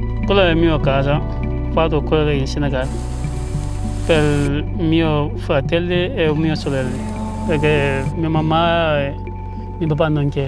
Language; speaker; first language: Italian; non-native, learner; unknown